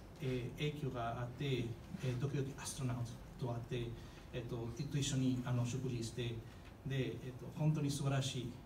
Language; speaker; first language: Japanese; non-native, fluent; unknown